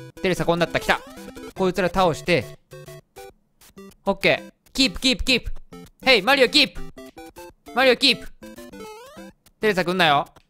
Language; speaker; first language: Japanese; native; Japanese